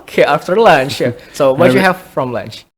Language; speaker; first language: English; non-native, fluent; Indonesian